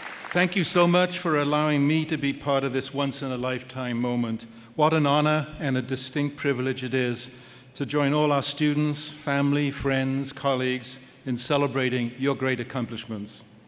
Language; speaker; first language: English; native; English